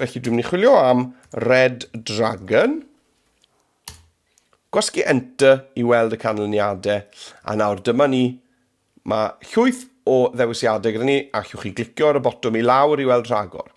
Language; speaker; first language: Welsh; native; Welsh